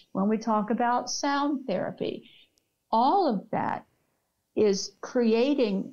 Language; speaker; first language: English; native; English